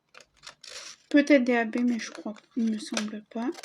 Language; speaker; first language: French; native; French